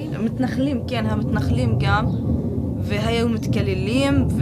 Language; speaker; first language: Hebrew; non-native, local second language; Arabic